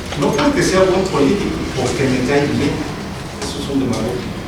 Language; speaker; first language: Spanish; native; Spanish